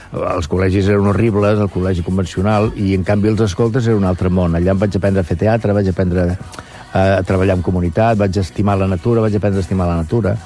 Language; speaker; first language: Catalan; native; Catalan